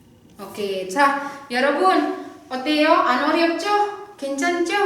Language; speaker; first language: Korean; non-native, fluent; Indonesian